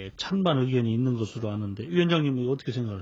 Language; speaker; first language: Korean; native; Korean